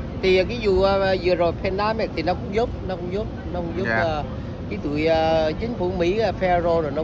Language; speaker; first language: Vietnamese; native; Vietnamese